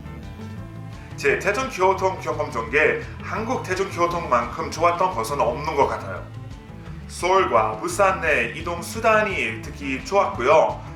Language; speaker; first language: Korean; non-native, fluent; English